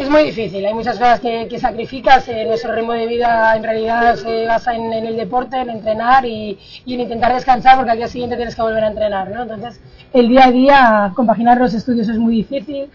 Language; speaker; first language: Spanish; native; Spanish